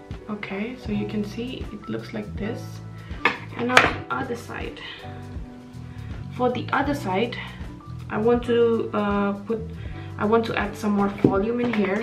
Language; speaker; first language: English; non-native, fluent; Indonesian